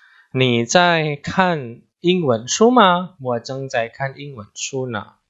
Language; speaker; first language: Chinese; non-native, fluent; Indonesian